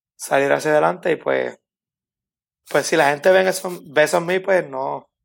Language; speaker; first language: Spanish; native; Spanish